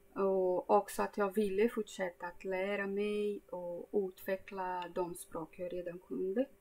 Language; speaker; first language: Swedish; non-native, fluent; Portuguese